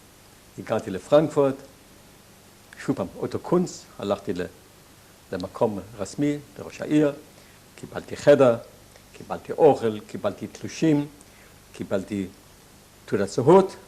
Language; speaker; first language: Hebrew; non-native, fluent; German